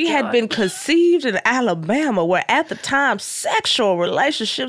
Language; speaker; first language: English; native; English